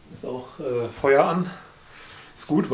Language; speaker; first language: German; native; German